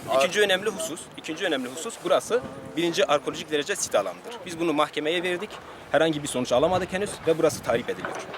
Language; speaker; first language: Turkish; native; Turkish